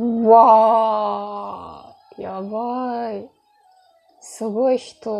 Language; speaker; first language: Japanese; non-native, fluent; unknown